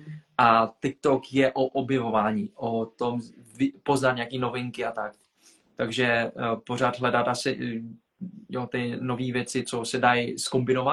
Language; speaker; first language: Czech; early bilingual, other home language; Vietnamese